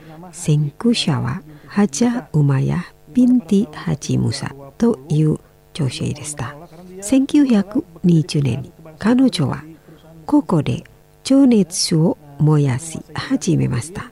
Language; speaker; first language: Japanese; non-native, learner; Indonesian